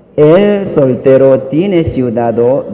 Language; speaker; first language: Spanish; non-native, learner; Korean